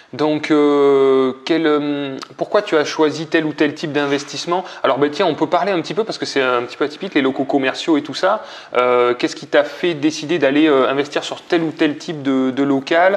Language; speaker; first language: French; native; French